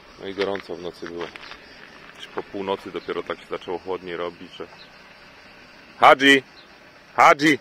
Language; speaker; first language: Polish; native; Polish